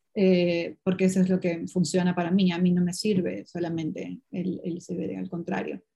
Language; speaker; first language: Spanish; non-native, local second language; Portuguese